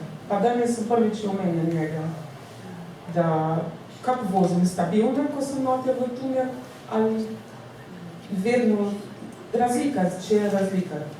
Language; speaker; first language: Slovenian; non-native, learner; Portuguese